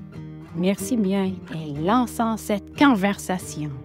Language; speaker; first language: French; non-native, local second language; English